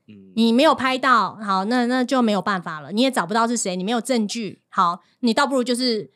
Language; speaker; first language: Chinese; native; Chinese